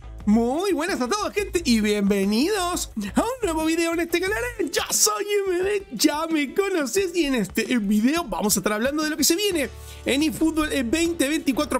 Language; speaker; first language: Spanish; native; Spanish